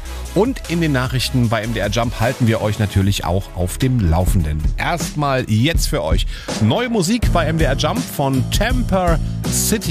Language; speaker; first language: German; native; German